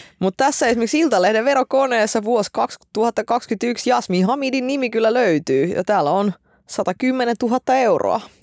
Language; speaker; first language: Finnish; early bilingual, other home language; Russian